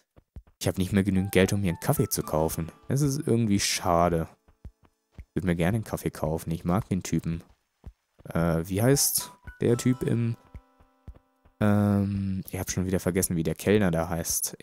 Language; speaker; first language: German; native; German